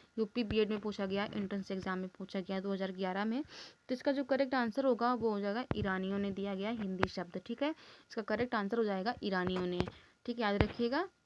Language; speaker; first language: Hindi; native; Hindi